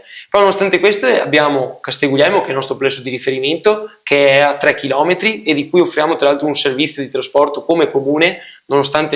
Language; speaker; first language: Italian; native; Italian